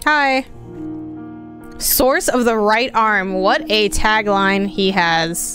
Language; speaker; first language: English; native; English